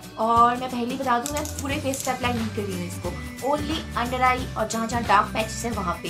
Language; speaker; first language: Hindi; non-native, local second language; Bangla